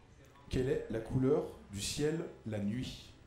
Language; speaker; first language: French; native; French